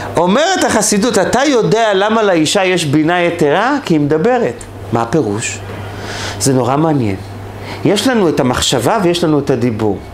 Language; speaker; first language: Hebrew; native; Hebrew